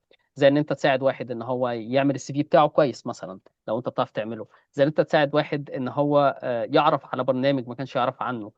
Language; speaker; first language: Arabic; native; Arabic